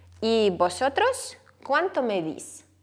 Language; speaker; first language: Spanish; non-native, fluent; Ukrainian